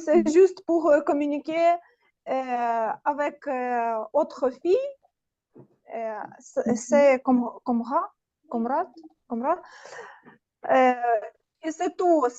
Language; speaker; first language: French; non-native, learner; Russian